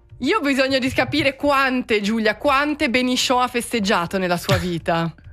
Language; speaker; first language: Italian; native; Italian